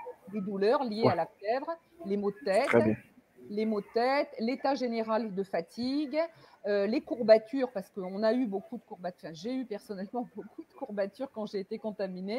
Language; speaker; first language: French; native; French